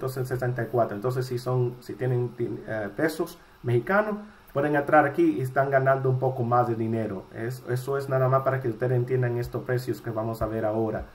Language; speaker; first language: Spanish; early bilingual, heritage; Spanish